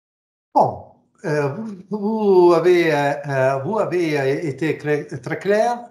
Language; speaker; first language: French; non-native, learner; Italian